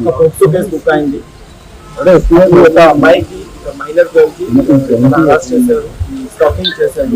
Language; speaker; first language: Telugu; non-native, fluent; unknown